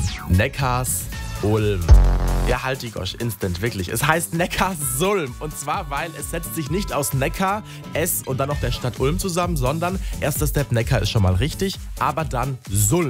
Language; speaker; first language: German; native; German